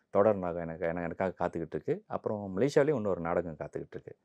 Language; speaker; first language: Tamil; early bilingual, heritage; Tamil